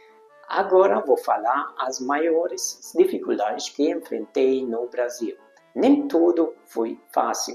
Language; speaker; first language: Portuguese; non-native, fluent; Hungarian